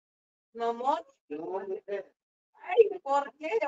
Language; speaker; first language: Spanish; non-native, learner; Filipino